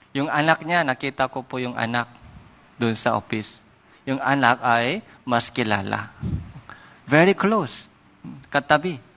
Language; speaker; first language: Filipino; non-native, fluent; Korean